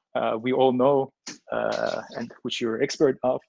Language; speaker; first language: English; non-native, fluent; Turkish